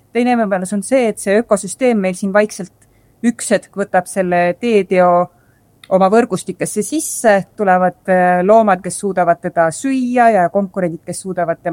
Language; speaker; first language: Estonian; native; Estonian